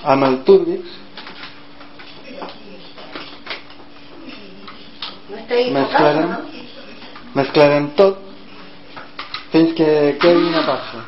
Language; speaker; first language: Catalan; non-native, learner; Spanish